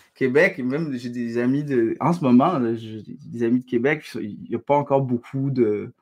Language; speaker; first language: French; early bilingual, other home language; Arabic